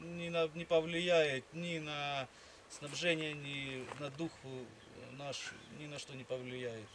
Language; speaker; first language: Russian; native; Russian